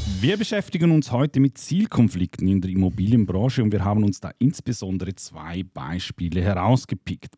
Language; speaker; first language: German; native; German